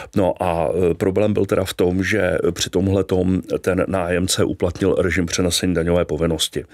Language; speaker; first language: Czech; native; Czech